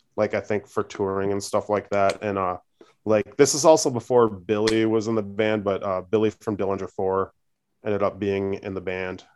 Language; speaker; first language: English; native; English